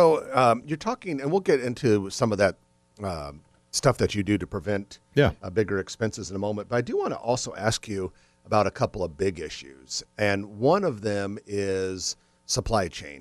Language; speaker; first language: English; native; English